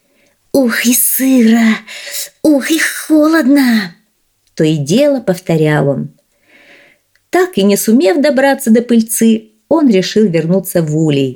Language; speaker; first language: Russian; native; Russian